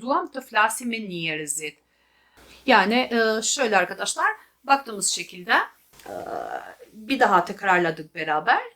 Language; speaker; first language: Turkish; non-native, fluent; Albanian